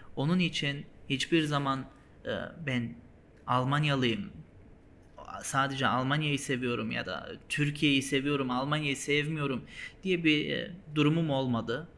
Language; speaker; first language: Turkish; early bilingual, heritage; Turkish